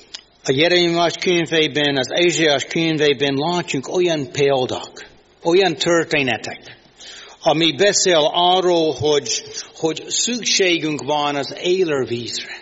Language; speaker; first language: Hungarian; non-native, fluent; English